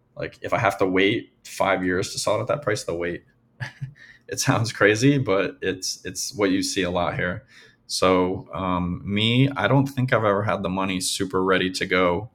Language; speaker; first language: English; native; English